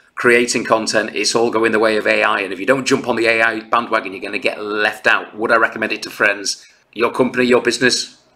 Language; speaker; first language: English; native; English